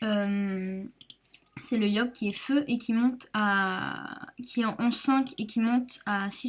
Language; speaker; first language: French; native; French